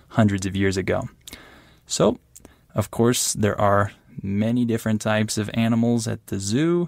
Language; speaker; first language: English; native; English